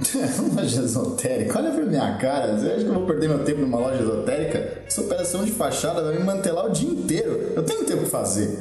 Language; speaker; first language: Portuguese; native; Portuguese